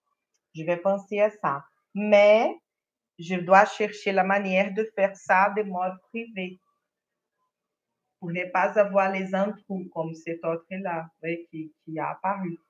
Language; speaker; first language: French; non-native, fluent; Portuguese